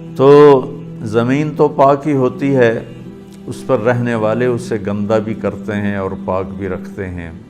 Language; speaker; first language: Urdu; non-native, local second language; Punjabi